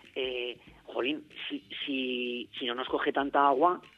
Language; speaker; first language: Spanish; native; Spanish